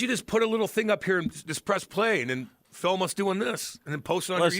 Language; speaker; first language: English; native; English